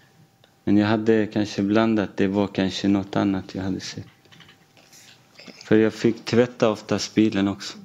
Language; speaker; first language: Swedish; non-native, fluent; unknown